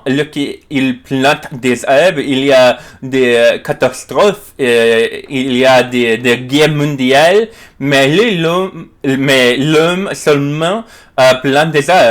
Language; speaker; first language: French; non-native, learner; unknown